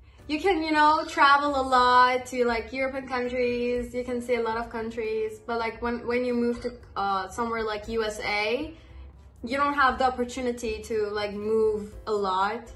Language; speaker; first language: English; non-native, fluent; Persian